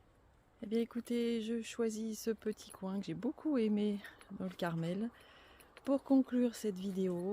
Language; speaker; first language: French; native; French